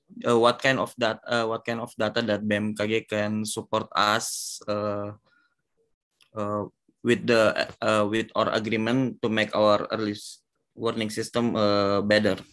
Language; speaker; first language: English; non-native, learner; Indonesian